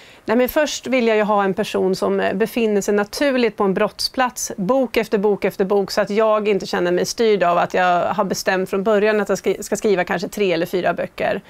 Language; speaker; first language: Swedish; native; Swedish